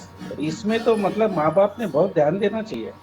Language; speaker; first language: Hindi; native; Hindi